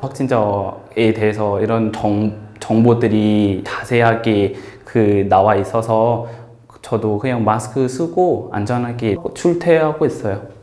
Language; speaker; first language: Korean; non-native, fluent; Lao